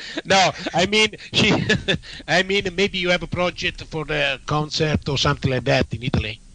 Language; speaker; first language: English; non-native, learner; Italian